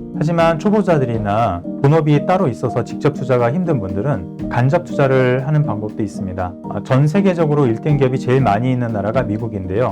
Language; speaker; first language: Korean; native; Korean